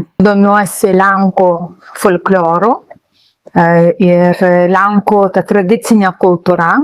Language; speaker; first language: Lithuanian; non-native, local second language; Polish